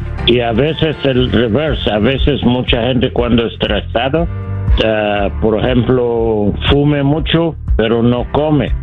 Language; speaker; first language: Spanish; non-native, learner; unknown